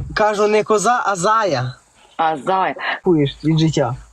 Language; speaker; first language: Ukrainian; non-native, local second language; Polish